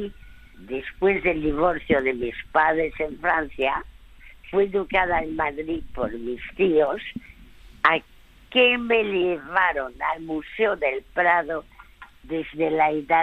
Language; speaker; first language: Spanish; early bilingual, other home language; French